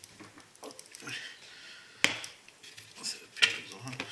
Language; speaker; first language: French; native; French